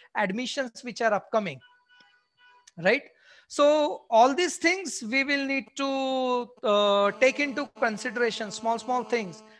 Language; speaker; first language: English; non-native, local second language; Marathi